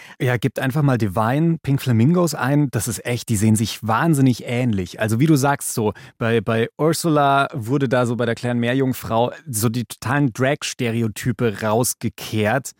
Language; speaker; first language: German; native; German